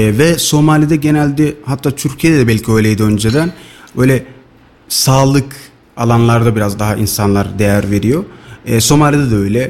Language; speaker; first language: Turkish; non-native, fluent; Somali